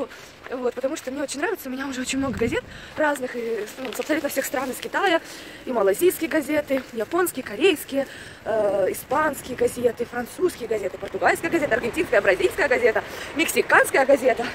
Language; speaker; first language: Russian; native; Russian